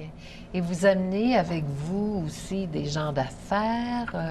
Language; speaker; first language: French; native; French